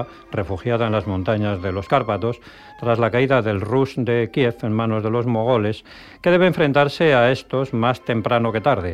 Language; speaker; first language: Spanish; native; Spanish